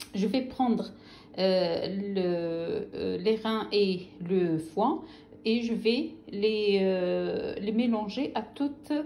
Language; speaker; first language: French; non-native, local second language; Arabic